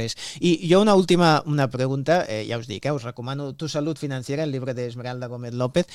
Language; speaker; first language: Spanish; native; Spanish